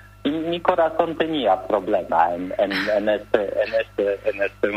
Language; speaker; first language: Spanish; non-native, learner; Polish